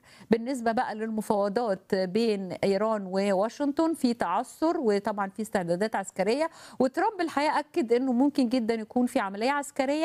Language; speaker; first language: Arabic; native; Arabic